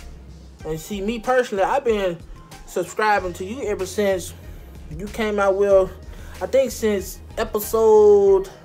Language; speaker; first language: English; native; English